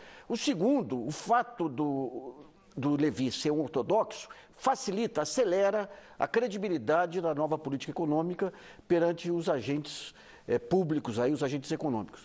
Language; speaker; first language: Portuguese; native; Portuguese